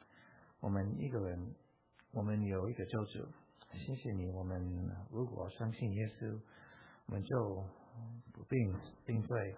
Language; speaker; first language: Chinese; non-native, fluent; English